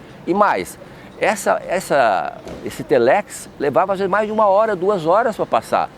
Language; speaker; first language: Portuguese; native; Portuguese